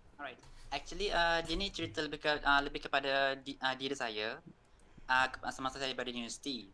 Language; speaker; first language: Malay; native; Malay